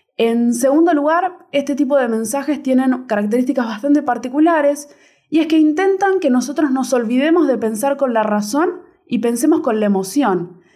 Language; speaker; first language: Spanish; native; Spanish